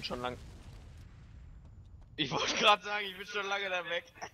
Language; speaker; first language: German; native; German